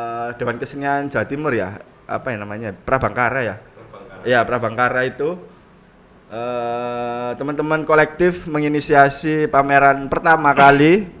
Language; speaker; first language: Indonesian; non-native, local second language; Javanese